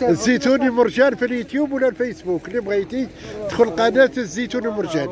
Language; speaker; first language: Arabic; native; Arabic